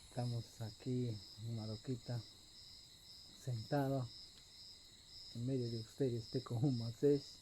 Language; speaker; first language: Spanish; non-native, local second language; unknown